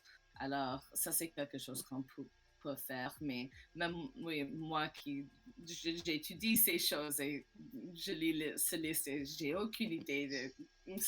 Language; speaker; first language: French; non-native, learner; English